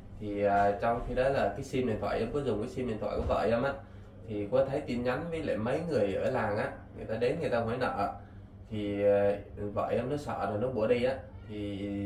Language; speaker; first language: Vietnamese; native; Vietnamese